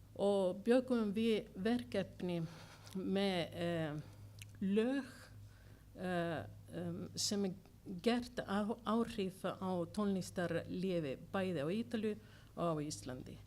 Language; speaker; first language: Icelandic; non-native, learner; Italian